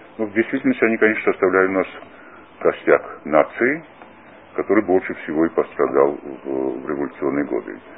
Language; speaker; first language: Russian; non-native, local second language; Georgian